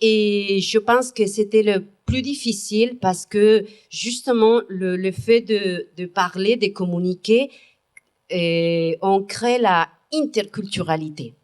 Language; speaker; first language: French; non-native, fluent; Spanish